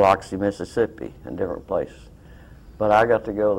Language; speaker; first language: English; native; English